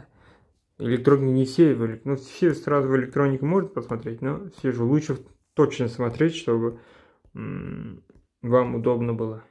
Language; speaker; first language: Russian; non-native, local second language; Kazakh